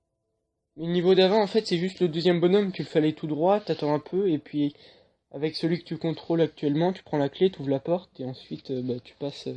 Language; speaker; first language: French; native; French